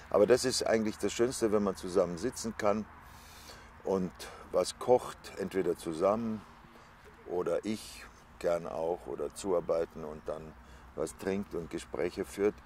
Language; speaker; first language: German; native; German